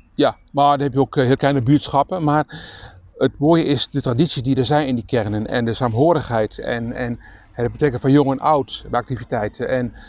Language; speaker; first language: Dutch; native; Dutch